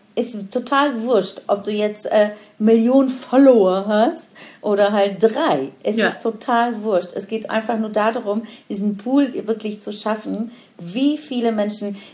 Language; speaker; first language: German; non-native, fluent; Persian